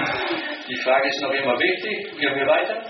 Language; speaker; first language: German; non-native, fluent; Danish